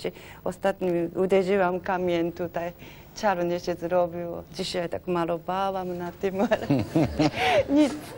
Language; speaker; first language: Polish; non-native, learner; Japanese